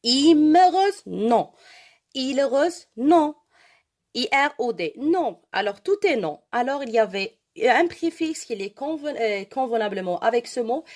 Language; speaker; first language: French; non-native, local second language; Arabic